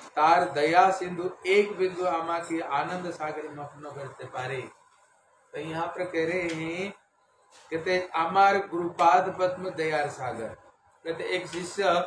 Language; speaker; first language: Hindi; non-native, local second language; Bangla